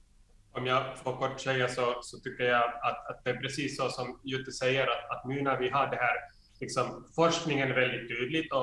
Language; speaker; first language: Swedish; non-native, fluent; Finnish